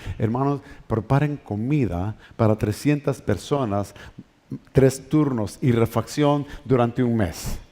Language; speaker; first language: Spanish; native; Spanish